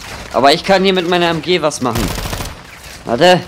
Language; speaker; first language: German; native; German